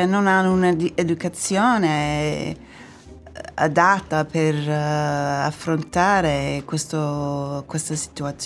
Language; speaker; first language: Italian; non-native, fluent; English